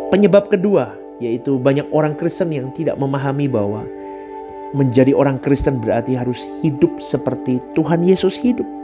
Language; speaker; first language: Indonesian; native; Indonesian